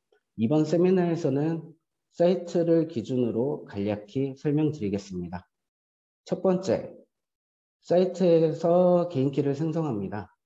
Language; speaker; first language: Korean; native; Korean